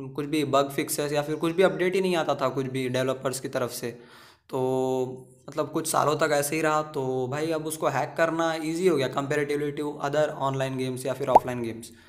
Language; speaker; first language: Hindi; native; Hindi